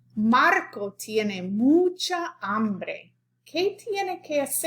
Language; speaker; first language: Spanish; non-native, fluent; English